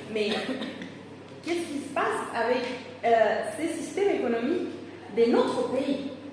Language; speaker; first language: French; non-native, fluent; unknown